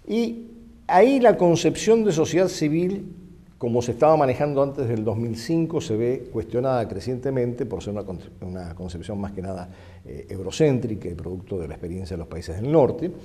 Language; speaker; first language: Spanish; native; Spanish